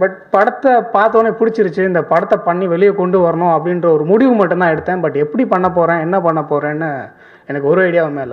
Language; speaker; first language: Tamil; native; Tamil